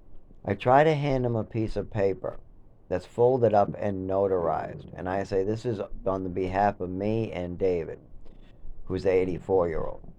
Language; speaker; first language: English; native; English